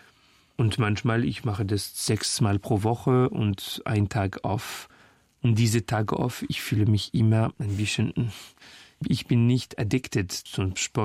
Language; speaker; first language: German; non-native, fluent; French